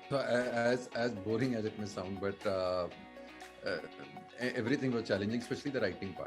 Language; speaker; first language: English; non-native, local second language; Hindi